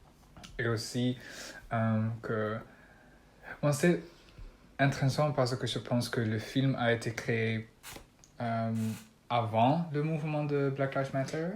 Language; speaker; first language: French; non-native, learner; Dutch